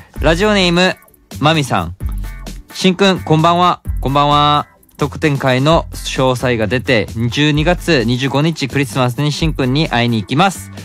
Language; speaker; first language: Japanese; non-native, fluent; Korean